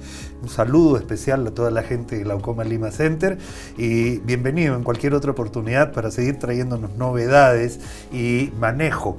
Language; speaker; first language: Spanish; native; Spanish